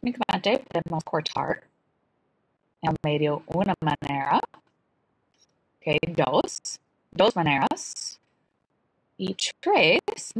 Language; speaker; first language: Spanish; non-native, learner; English